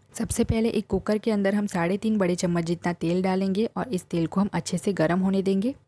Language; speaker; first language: Hindi; non-native, local second language; Gujarati